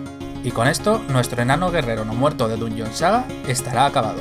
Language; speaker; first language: Spanish; native; Spanish